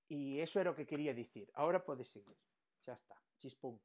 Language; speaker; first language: Spanish; native; Spanish